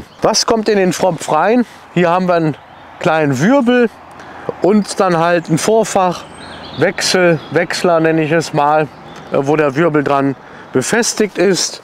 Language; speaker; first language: German; native; German